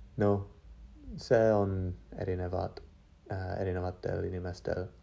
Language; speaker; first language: Estonian; non-native, learner; English